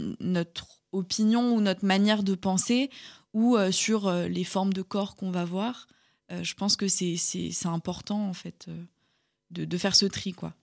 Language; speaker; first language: French; native; French